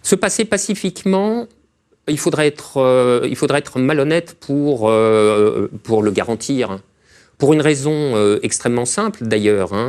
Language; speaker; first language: French; native; French